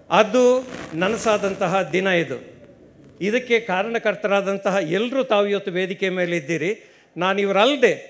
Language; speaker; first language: Kannada; non-native, local second language; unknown